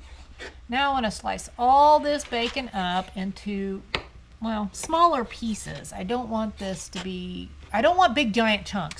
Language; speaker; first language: English; native; English